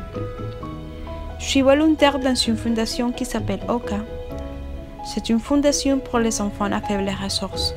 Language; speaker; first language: French; non-native, fluent; Spanish